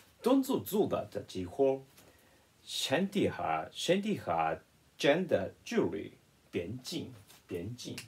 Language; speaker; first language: Chinese; non-native, learner; Japanese